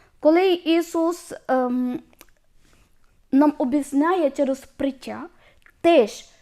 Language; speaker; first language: Ukrainian; non-native, learner; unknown